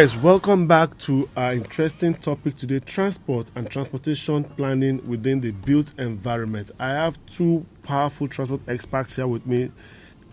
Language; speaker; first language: English; non-native, local second language; Yoruba